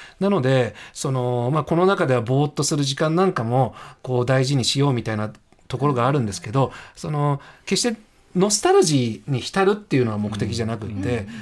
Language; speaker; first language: Japanese; native; Japanese